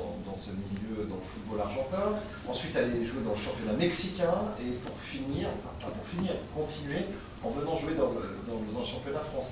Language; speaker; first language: French; native; French